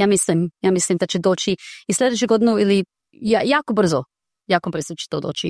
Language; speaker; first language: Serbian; early bilingual, heritage; Croatian